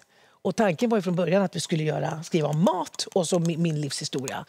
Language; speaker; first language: Swedish; early bilingual, other home language; Spanish